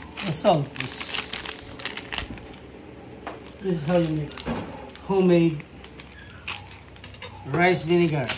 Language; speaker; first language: English; non-native, local second language; Filipino